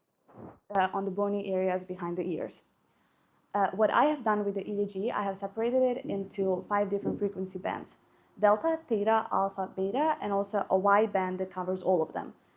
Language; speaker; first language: English; non-native, fluent; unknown